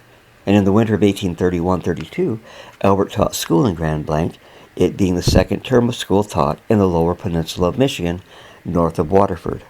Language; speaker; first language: English; native; English